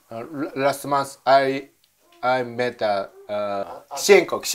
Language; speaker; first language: English; non-native, learner; Japanese